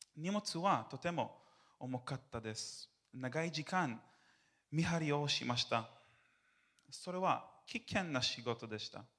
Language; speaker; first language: Japanese; non-native, learner; English